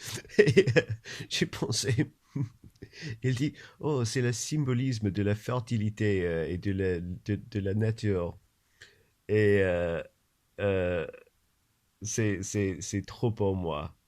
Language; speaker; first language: French; non-native, learner; English